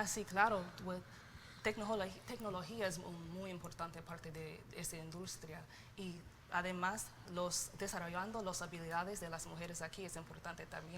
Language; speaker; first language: Spanish; non-native, learner; English